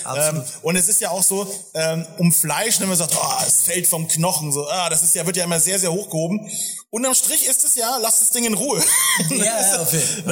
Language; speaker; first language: German; native; German